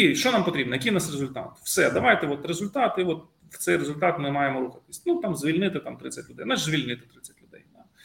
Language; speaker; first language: Ukrainian; non-native, local second language; Russian